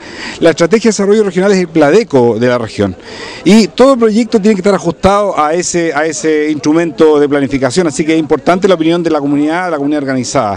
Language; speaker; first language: Spanish; native; Spanish